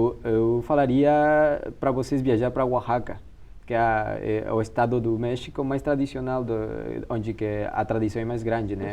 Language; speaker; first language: Portuguese; non-native, fluent; Spanish